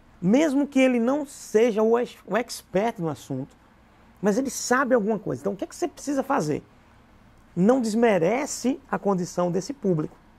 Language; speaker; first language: Portuguese; native; Portuguese